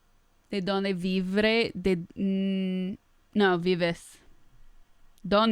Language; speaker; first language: Spanish; non-native, learner; English